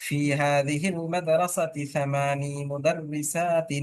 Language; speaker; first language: Arabic; non-native, fluent; Bangla